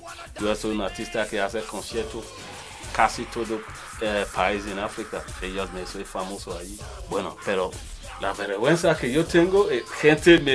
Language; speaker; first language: Spanish; non-native, learner; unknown